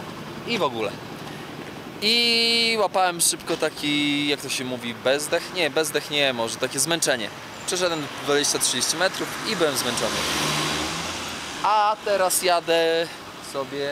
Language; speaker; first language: Polish; native; Polish